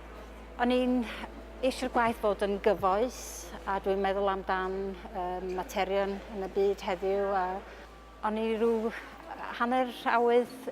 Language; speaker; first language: Welsh; native; Welsh